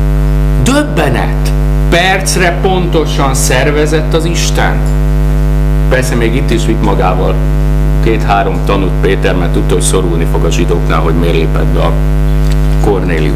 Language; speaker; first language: Hungarian; native; Hungarian